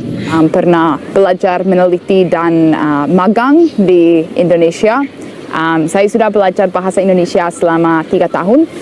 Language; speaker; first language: Indonesian; non-native, fluent; English